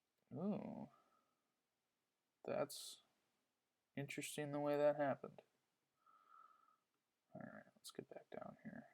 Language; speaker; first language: English; native; English